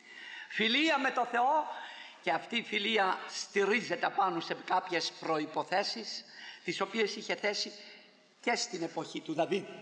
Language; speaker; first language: Greek; native; Greek